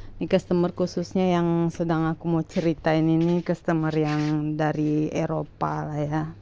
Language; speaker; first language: Indonesian; native; Indonesian